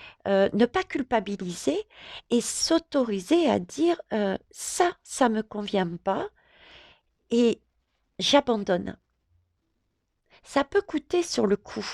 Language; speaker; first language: French; native; French